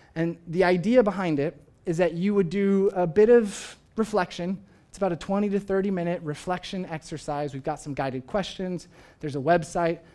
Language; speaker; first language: English; native; English